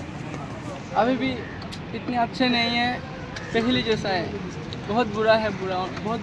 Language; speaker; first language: Hindi; non-native, learner; Rohingya